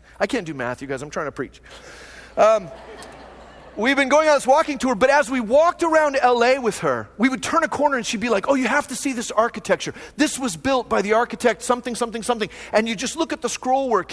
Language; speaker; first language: English; native; English